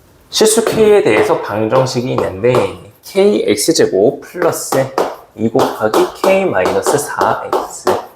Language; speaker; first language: Korean; native; Korean